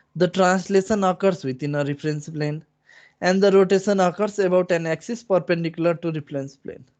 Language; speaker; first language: English; non-native, local second language; Nepali